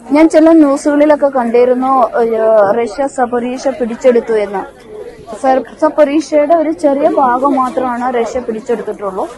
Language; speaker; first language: Malayalam; native; Malayalam